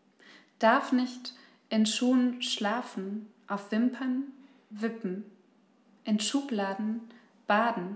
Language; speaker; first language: German; native; German